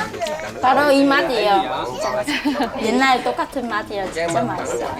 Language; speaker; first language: Korean; non-native, learner; Vietnamese